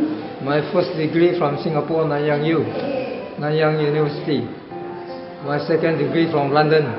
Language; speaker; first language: English; non-native, fluent; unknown